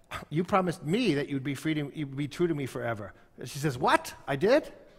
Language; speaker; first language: English; native; English